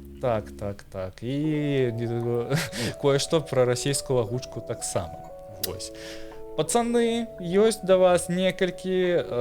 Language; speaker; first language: Belarusian; non-native, local second language; Russian